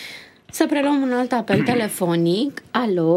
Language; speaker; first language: Romanian; native; Romanian